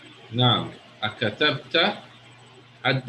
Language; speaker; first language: Arabic; non-native, fluent; English